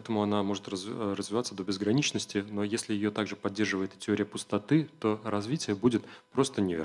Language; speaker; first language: Russian; native; Russian